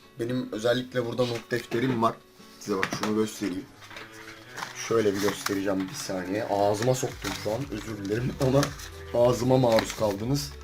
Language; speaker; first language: Turkish; native; Turkish